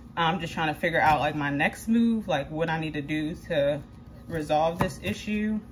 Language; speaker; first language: English; native; English